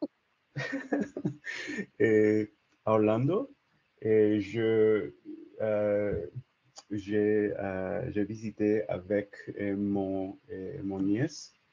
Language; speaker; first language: French; non-native, learner; English